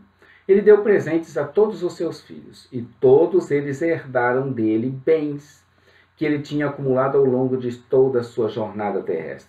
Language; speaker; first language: Portuguese; native; Portuguese